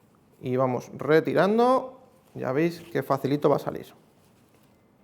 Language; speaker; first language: Spanish; native; Spanish